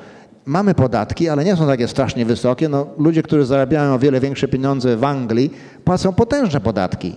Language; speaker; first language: Polish; early bilingual, heritage; Polish